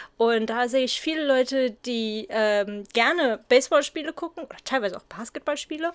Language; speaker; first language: German; native; German